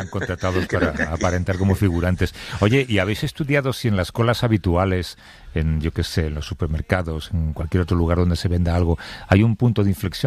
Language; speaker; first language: Spanish; native; Spanish